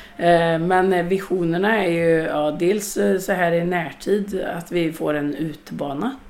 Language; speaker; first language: Swedish; native; Swedish